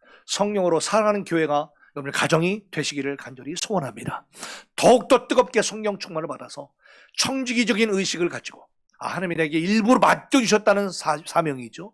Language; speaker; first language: Korean; native; Korean